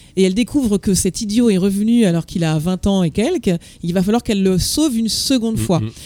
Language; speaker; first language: French; native; French